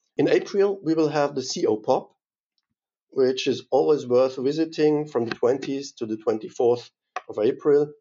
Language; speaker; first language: English; non-native, fluent; German